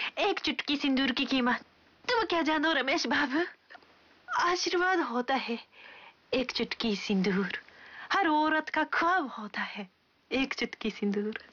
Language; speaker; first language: Hindi; non-native, fluent; Japanese